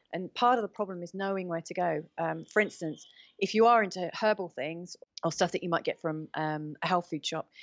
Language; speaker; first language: English; native; English